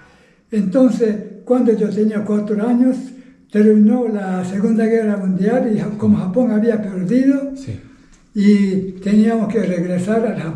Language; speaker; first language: Spanish; non-native, fluent; Japanese